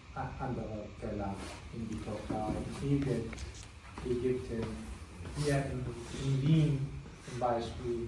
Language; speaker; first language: German; non-native, learner; Kurdish